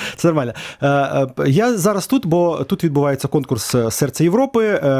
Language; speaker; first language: Ukrainian; native; Ukrainian